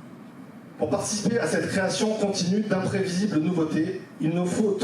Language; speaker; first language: French; native; French